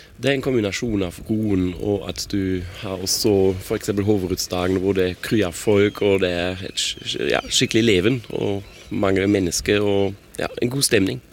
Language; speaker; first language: Swedish; non-native, fluent; German